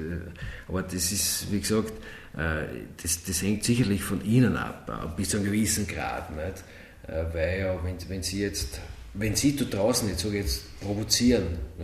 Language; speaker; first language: German; native; German